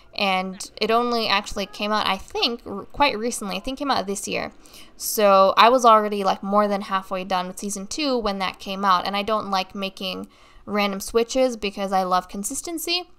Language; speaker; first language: English; native; English